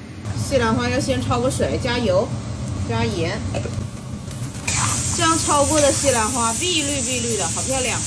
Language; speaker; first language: Chinese; native; Chinese